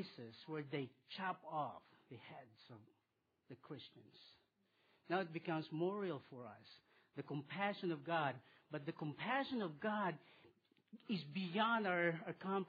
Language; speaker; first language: English; non-native, local second language; Filipino